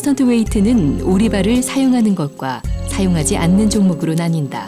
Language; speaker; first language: Korean; native; Korean